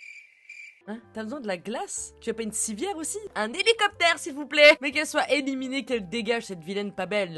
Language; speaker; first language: French; native; French